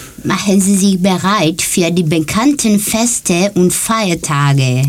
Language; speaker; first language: German; non-native, learner; Greek